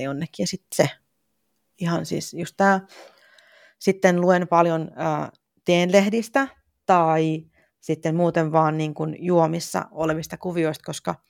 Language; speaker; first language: Finnish; native; Finnish